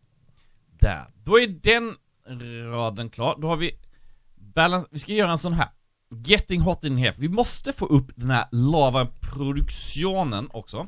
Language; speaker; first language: Swedish; native; Swedish